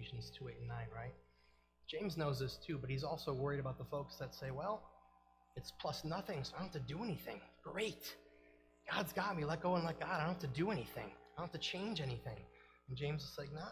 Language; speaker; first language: English; native; English